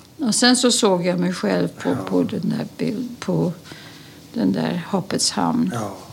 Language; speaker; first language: Swedish; early bilingual, other home language; Polish